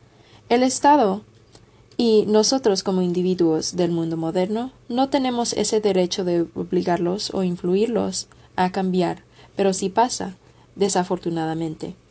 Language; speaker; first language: Spanish; non-native, fluent; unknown